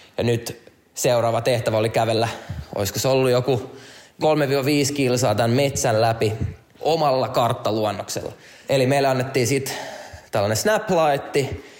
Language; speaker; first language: Finnish; non-native, local second language; Swedish